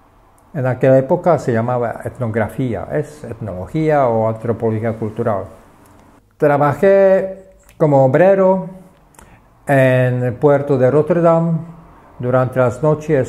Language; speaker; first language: Spanish; non-native, fluent; Czech